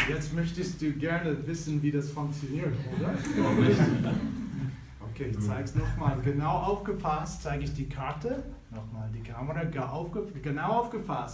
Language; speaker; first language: German; non-native, fluent; English